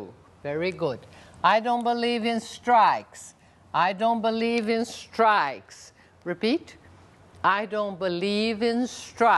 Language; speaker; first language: English; non-native, fluent; Portuguese